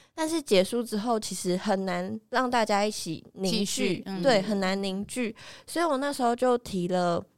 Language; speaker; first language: Chinese; native; Chinese